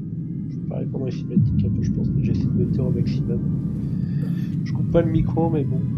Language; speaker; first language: French; native; French